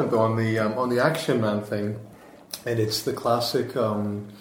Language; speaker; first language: English; native; English